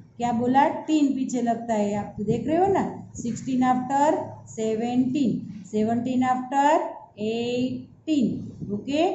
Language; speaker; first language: Hindi; non-native, local second language; Gujarati